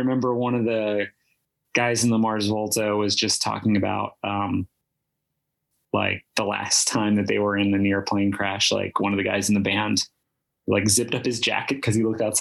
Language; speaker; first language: English; native; English